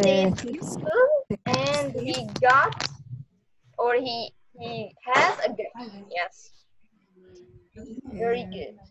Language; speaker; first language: English; non-native, fluent; Arabic